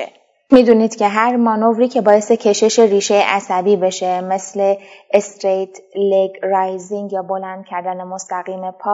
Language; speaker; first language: Persian; native; Persian